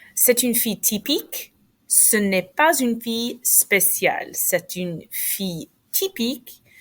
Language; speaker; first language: French; non-native, fluent; English